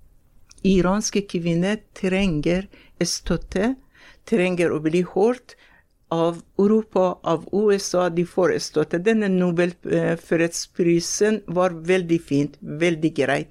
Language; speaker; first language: Norwegian; non-native, fluent; Persian